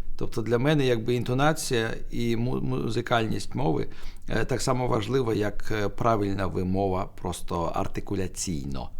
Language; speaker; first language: Ukrainian; non-native, local second language; Russian